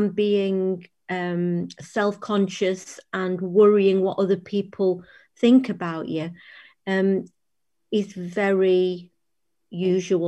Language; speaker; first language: English; native; English